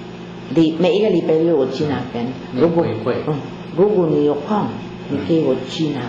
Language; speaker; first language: Chinese; non-native, learner; Filipino